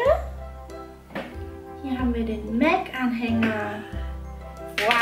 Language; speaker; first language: German; native; German